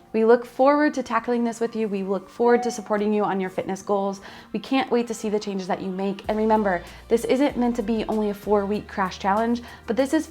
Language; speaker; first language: English; native; English